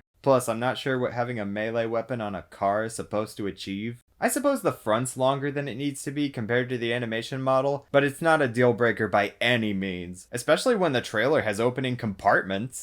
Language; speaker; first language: English; native; English